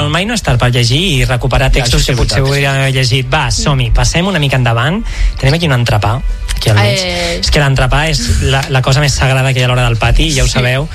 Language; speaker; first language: Catalan; native; Catalan